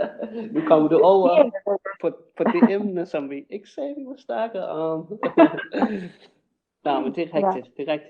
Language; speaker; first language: Danish; non-native, fluent; English